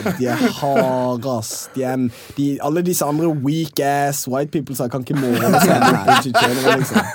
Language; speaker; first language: Norwegian; early bilingual, other home language; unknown